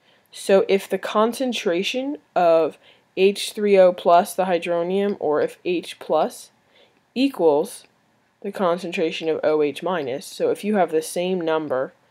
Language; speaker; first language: English; native; English